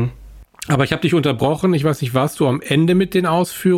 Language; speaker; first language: German; native; German